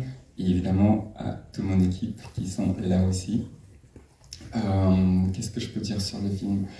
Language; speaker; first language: French; non-native, fluent; Chechen